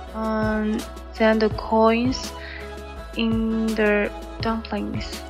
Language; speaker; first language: English; non-native, learner; Chinese